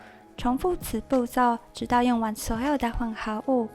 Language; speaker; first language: Chinese; native; Chinese